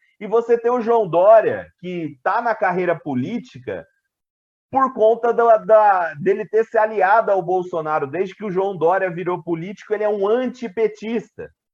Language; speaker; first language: Portuguese; native; Portuguese